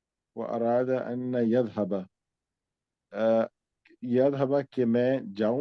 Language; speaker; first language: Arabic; non-native, learner; Urdu